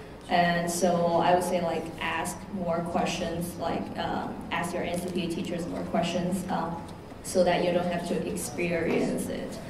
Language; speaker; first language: English; non-native, fluent; Chinese